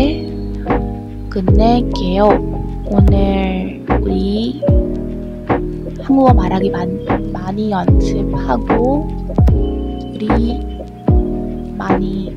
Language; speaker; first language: Korean; non-native, learner; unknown